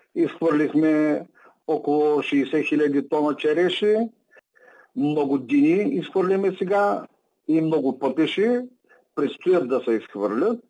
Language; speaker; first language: Bulgarian; native; Bulgarian